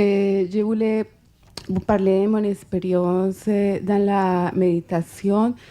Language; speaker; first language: French; non-native, fluent; Spanish